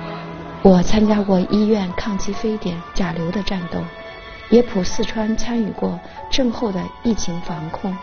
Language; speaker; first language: Chinese; native; Chinese